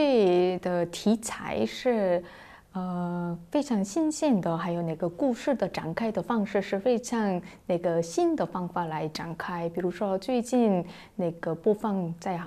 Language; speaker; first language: Chinese; non-native, fluent; Korean